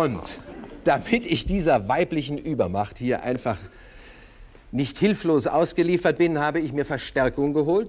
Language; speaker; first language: German; native; German